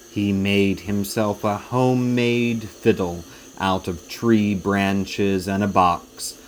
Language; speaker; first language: English; native; English